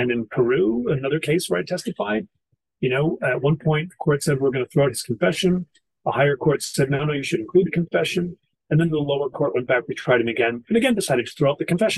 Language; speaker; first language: English; native; English